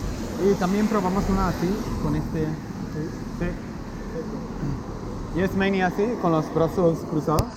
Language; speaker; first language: Spanish; non-native, learner; English